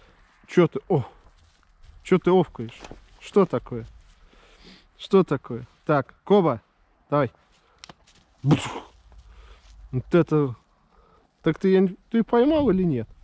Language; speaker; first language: Russian; native; Russian